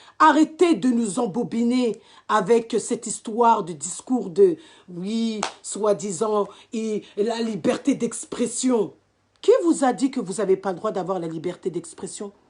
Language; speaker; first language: French; native; French